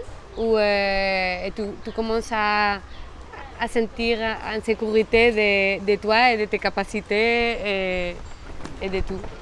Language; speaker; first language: French; non-native, fluent; Spanish